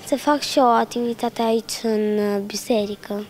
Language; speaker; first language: Romanian; early bilingual, heritage; Romanian